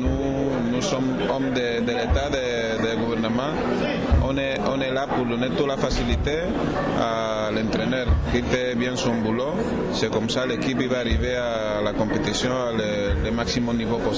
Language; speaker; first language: French; non-native, learner; Spanish